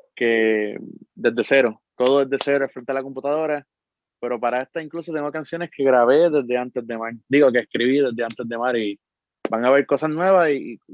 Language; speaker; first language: Spanish; native; Spanish